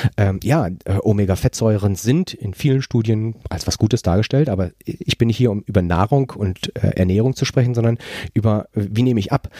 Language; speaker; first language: German; non-native, fluent; Spanish